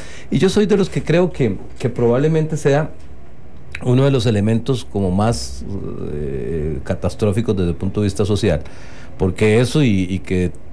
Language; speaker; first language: Spanish; native; Spanish